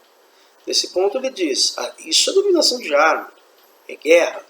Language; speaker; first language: Portuguese; native; Portuguese